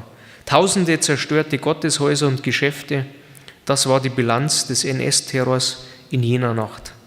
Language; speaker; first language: German; native; German